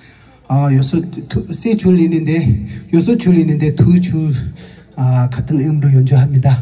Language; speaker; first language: Korean; non-native, fluent; Tibetan